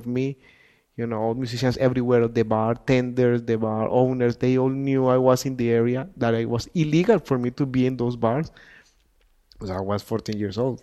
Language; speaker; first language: English; non-native, fluent; Spanish